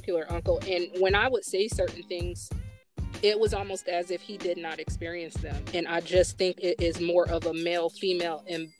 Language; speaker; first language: English; native; English